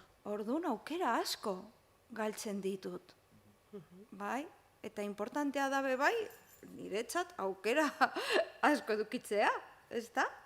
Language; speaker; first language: Basque; non-native, local second language; Spanish